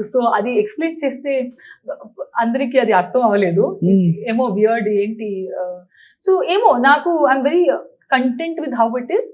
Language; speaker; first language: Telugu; non-native, local second language; Tulu